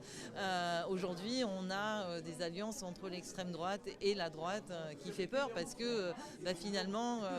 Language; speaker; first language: French; native; French